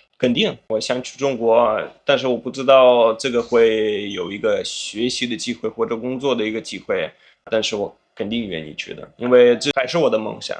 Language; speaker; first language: Chinese; non-native, fluent; Ukrainian